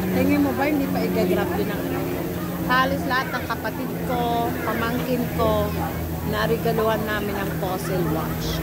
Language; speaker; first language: Filipino; native; Filipino